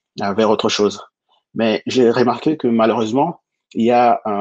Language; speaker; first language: French; non-native, local second language; Lingala